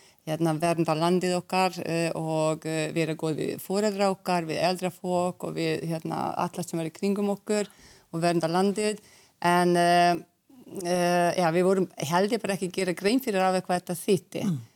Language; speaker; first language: Icelandic; non-native, fluent; Hungarian